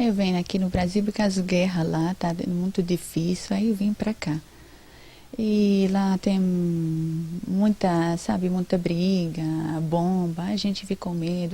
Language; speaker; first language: Portuguese; non-native, learner; Arabic